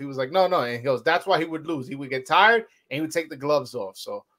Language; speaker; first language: English; early bilingual, other home language; Spanish